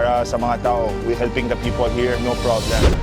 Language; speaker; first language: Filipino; non-native, learner; Arabic